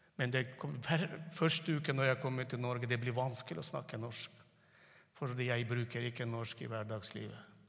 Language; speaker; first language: Norwegian; non-native, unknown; Turkmen